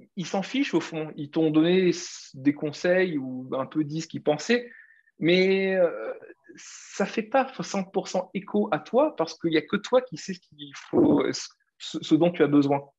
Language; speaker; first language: French; native; French